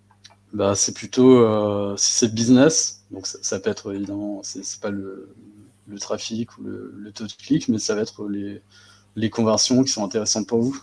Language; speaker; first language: French; native; French